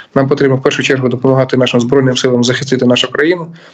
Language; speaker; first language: Ukrainian; native; Ukrainian